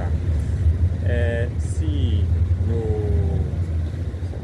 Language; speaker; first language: French; non-native, learner; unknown